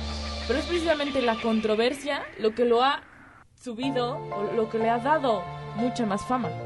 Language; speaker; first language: Spanish; native; Spanish